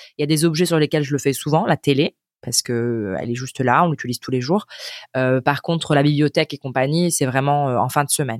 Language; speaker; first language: French; native; French